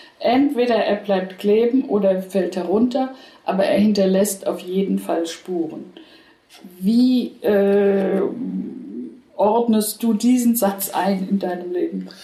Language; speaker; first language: German; native; German